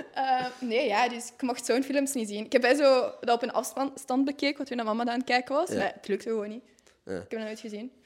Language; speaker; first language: Dutch; non-native, local second language; French